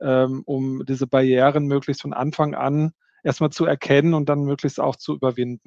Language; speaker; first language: German; native; German